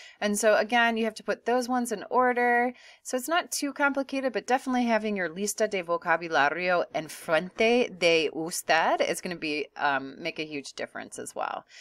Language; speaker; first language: English; native; English